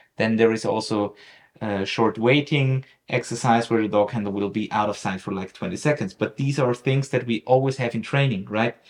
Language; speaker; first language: English; non-native, fluent; German